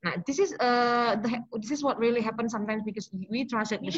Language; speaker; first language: English; non-native, local second language; Indonesian